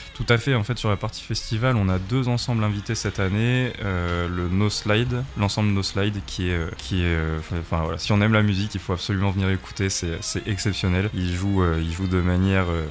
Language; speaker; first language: French; native; French